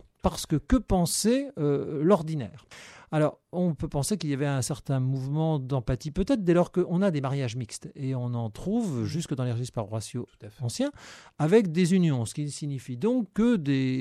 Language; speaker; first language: French; native; French